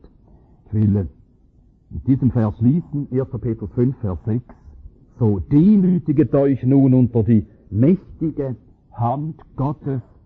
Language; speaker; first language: German; native; German